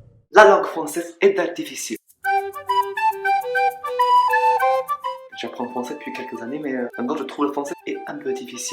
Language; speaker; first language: French; non-native, learner; Chinese